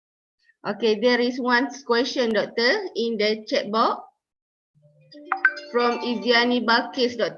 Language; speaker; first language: English; non-native, local second language; Malay